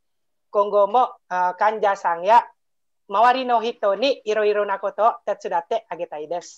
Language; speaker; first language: Japanese; non-native, learner; Indonesian